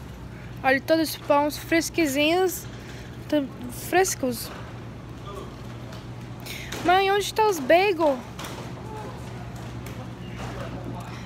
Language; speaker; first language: Portuguese; early bilingual, heritage; Portuguese